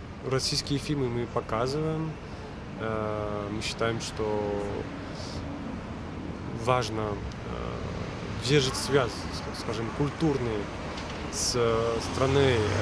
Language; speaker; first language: Russian; non-native, fluent; French